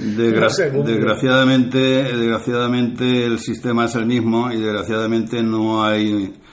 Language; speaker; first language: Spanish; native; Spanish